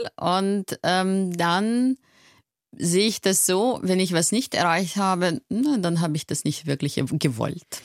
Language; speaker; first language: German; non-native, fluent; Russian